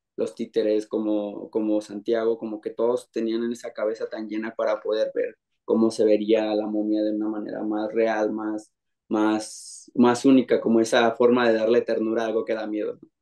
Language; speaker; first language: Spanish; native; Spanish